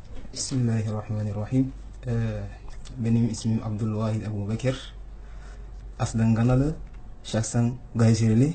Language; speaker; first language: Turkish; non-native, fluent; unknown